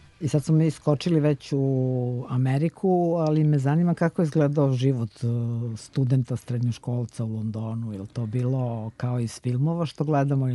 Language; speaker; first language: Serbian; native; Serbian